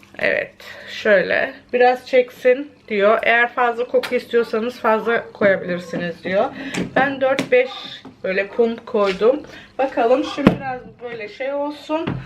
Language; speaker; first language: Turkish; early bilingual, heritage; Turkish